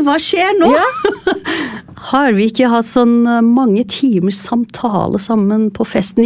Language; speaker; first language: Norwegian; non-native, fluent; Turkish